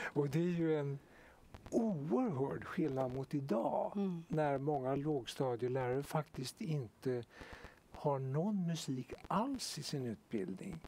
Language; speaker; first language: Swedish; native; Swedish